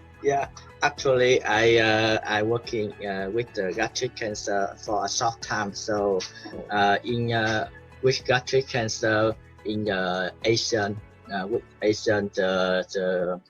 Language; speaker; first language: English; non-native, learner; Vietnamese